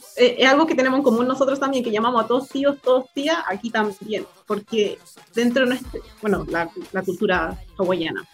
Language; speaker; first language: Spanish; native; Spanish